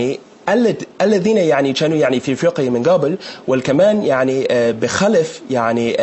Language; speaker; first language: Arabic; non-native, learner; English